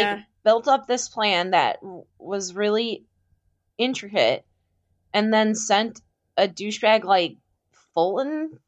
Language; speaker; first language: English; native; English